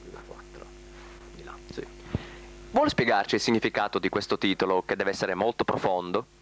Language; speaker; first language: Italian; native; Italian